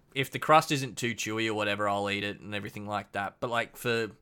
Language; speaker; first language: English; native; English